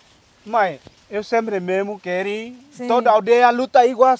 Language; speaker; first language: Portuguese; non-native, learner; Vietnamese